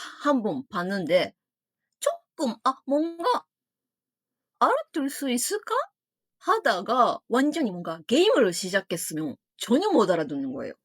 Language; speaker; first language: Korean; non-native, fluent; Japanese